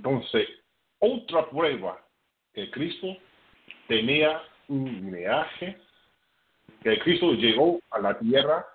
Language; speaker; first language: Spanish; non-native, fluent; English